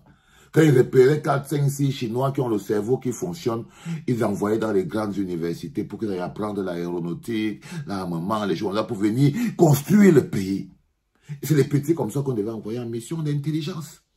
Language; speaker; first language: French; native; French